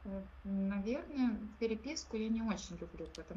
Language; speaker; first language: Russian; non-native, local second language; Ukrainian